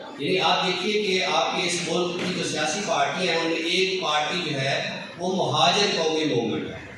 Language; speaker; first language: Urdu; non-native, local second language; Saraiki